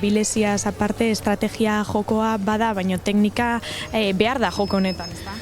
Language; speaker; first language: Basque; native; Basque